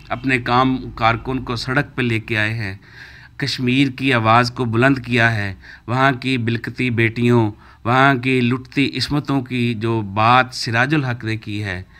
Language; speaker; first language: Urdu; non-native, local second language; Punjabi